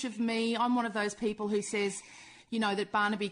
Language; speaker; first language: English; native; English